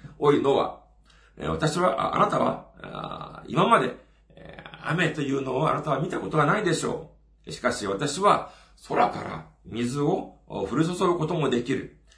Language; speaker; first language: Japanese; non-native, fluent; Korean